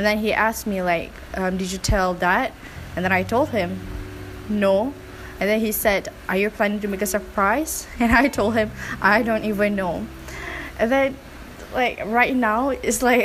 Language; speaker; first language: English; non-native, local second language; Malay